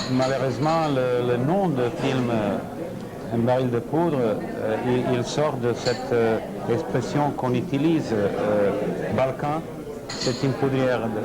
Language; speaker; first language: French; non-native, fluent; Serbian